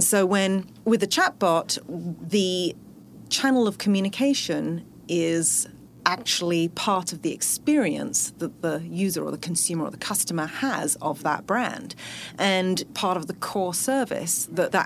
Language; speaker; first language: English; native; English